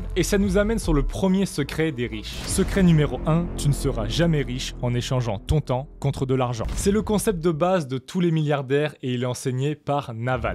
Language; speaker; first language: French; native; French